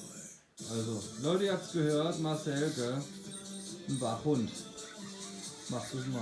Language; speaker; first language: German; native; German